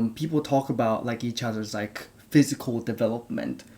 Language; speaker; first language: English; non-native, fluent; Japanese